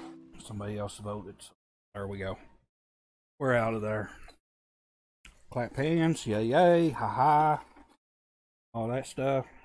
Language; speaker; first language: English; native; English